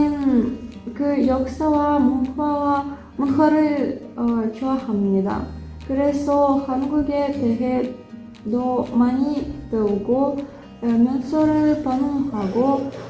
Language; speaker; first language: Korean; non-native, learner; Russian